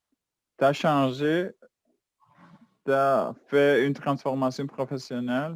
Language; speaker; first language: French; non-native, fluent; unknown